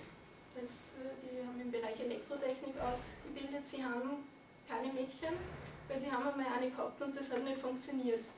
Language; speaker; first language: German; native; German